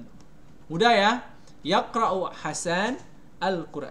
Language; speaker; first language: Arabic; non-native, fluent; Indonesian